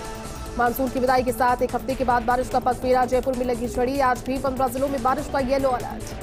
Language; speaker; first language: Hindi; native; Hindi